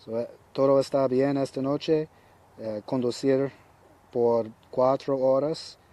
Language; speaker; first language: Spanish; non-native, learner; English